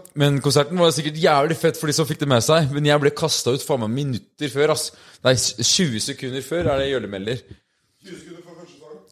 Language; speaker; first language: Norwegian; native; Norwegian